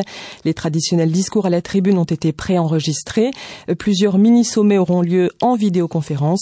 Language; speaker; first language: French; native; French